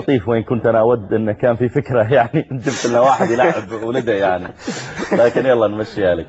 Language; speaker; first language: Arabic; native; Arabic